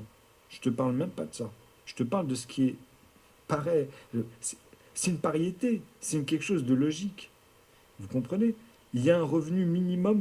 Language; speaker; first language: French; native; French